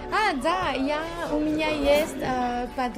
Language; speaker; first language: Russian; non-native, learner; French